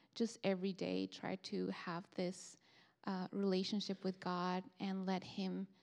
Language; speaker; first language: English; non-native, fluent; Spanish